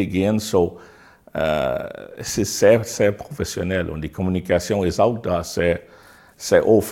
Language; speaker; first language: German; non-native, learner; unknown